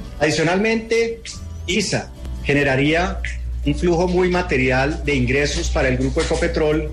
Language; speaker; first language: Spanish; native; Spanish